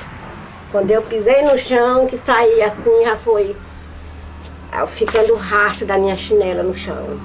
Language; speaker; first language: Portuguese; native; Portuguese